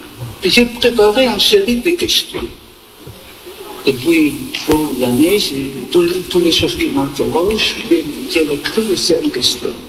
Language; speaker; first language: French; non-native, fluent; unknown